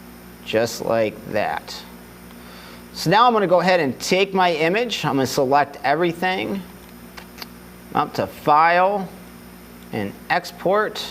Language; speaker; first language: English; native; English